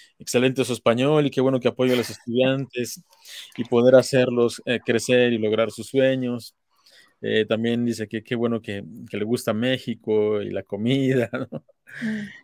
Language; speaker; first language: Spanish; native; Spanish